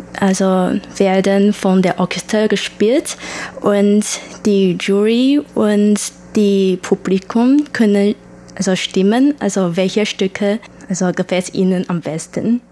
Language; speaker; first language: German; non-native, learner; Chinese